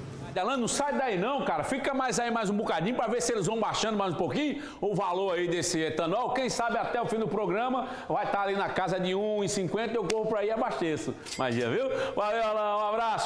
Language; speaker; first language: Portuguese; native; Portuguese